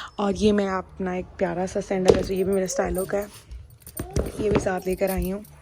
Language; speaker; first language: Urdu; non-native, local second language; Punjabi